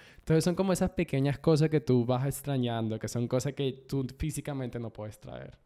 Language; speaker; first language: Spanish; native; Spanish